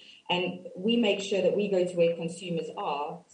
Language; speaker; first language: English; native; English